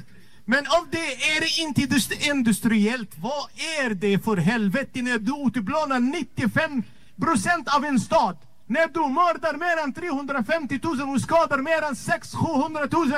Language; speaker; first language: Swedish; non-native, fluent; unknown